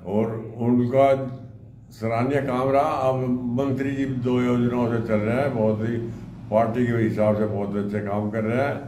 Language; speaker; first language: Hindi; native; Hindi